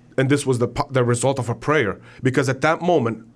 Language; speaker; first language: English; non-native, fluent; Ukrainian